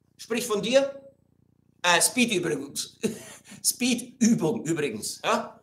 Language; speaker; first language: German; non-native, fluent; Italian